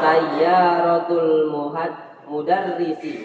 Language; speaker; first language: Arabic; non-native, learner; Indonesian